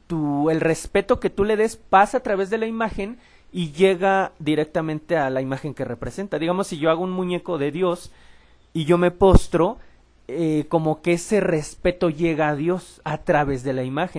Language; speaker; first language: Spanish; native; Spanish